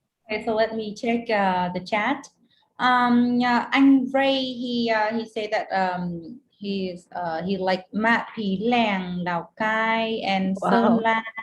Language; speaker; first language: English; non-native, fluent; Vietnamese